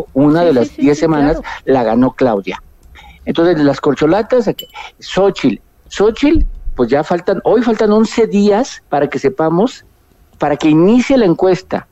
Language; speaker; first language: Spanish; native; Spanish